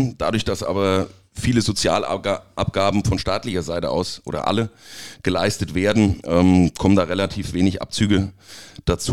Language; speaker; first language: German; native; German